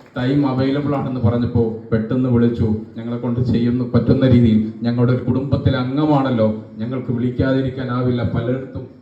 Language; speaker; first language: Malayalam; native; Malayalam